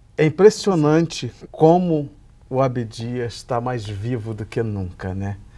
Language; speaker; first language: Portuguese; native; Portuguese